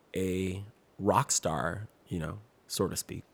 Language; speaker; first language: English; non-native, fluent; French